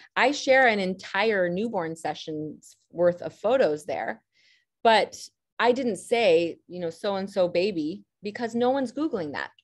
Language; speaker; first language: English; native; English